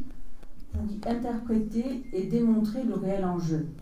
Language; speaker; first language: French; native; French